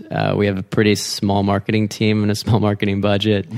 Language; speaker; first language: English; native; English